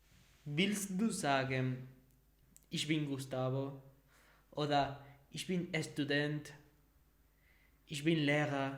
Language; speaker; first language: German; non-native, learner; Spanish